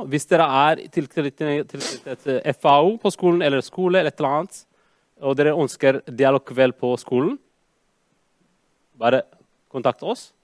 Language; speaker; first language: Norwegian; non-native, fluent; Amharic